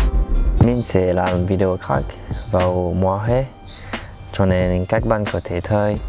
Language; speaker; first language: Vietnamese; non-native, learner; French